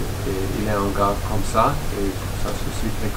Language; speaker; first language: French; non-native, learner; German